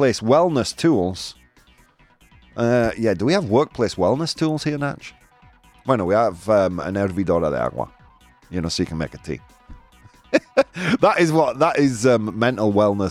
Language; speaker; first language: English; native; English